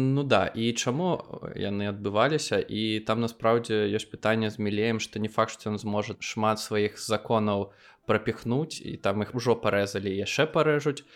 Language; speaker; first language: Belarusian; non-native, local second language; Russian